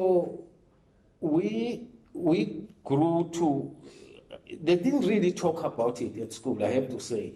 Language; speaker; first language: English; non-native, local second language; Swati